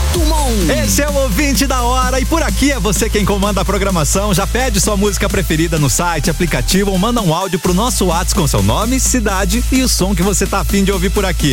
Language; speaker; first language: Portuguese; native; Portuguese